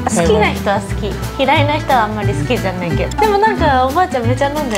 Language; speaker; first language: Japanese; early bilingual, heritage; Chinese